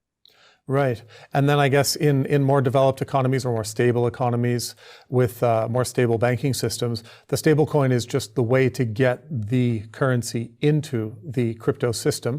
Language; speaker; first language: English; native; English